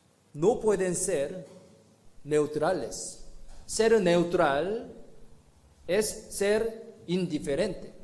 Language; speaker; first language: Spanish; non-native, fluent; Korean